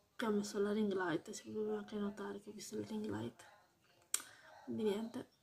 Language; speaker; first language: Italian; early bilingual, heritage; Italian